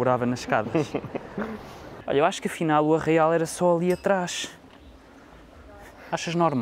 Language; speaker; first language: Portuguese; native; Portuguese